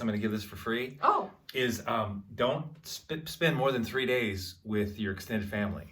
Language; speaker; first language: English; native; English